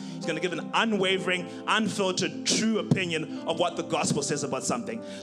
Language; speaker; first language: English; non-native, local second language; Shona